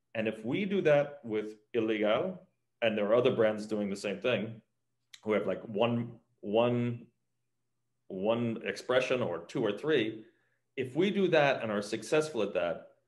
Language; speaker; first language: English; native; English